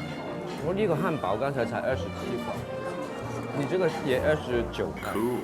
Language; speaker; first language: Chinese; non-native, local second language; Cantonese